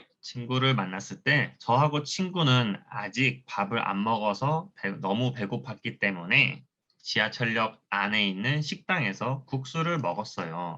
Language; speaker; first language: Korean; non-native, fluent; Thai